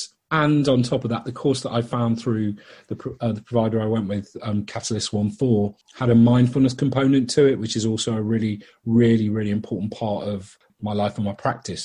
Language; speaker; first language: English; native; English